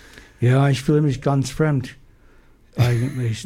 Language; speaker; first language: German; non-native, learner; English